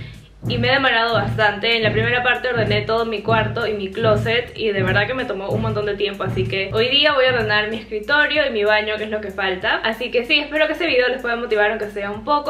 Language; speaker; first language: Spanish; native; Spanish